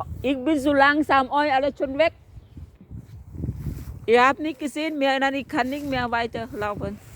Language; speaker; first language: German; non-native, learner; Thai